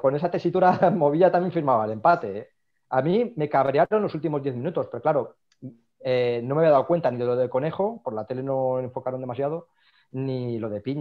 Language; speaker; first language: Spanish; native; Spanish